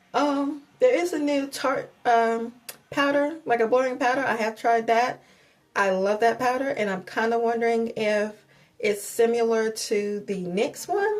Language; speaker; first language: English; native; English